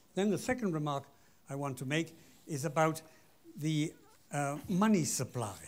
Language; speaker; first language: English; non-native, fluent; Spanish